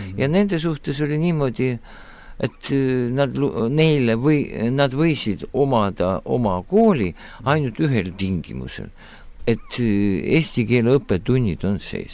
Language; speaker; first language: Estonian; non-native, local second language; Russian